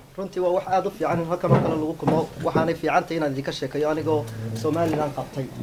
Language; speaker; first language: Swedish; non-native, fluent; Somali